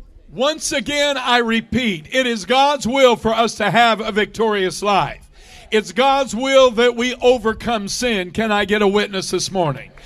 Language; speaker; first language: English; native; English